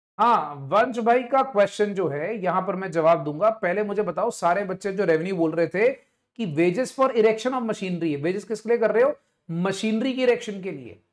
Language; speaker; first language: Hindi; non-native, local second language; Punjabi